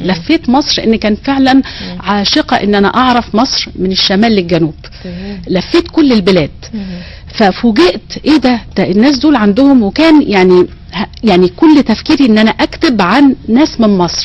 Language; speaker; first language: Arabic; native; Arabic